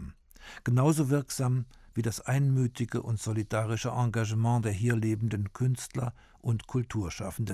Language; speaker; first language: German; native; German